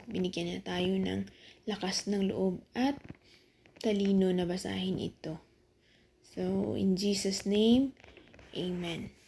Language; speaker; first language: Filipino; non-native, local second language; Cebuano